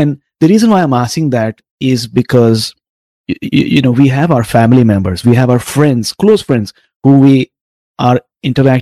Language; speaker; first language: English; non-native, local second language; Tamil